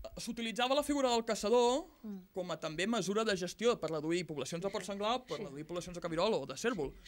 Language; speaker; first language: Catalan; native; Catalan